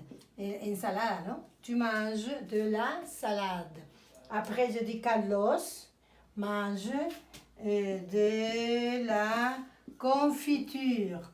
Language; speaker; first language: French; non-native, fluent; Spanish